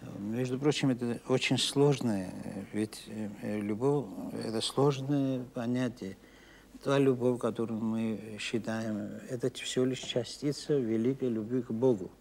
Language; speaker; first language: Russian; non-native, local second language; Georgian